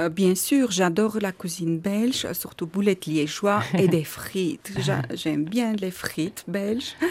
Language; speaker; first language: French; non-native, learner; Armenian